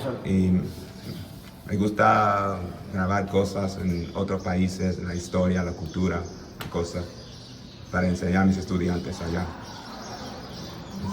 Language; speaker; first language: Spanish; non-native, learner; English